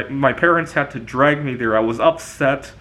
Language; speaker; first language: English; native; English